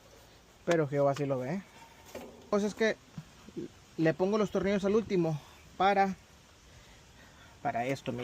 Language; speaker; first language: Spanish; native; Spanish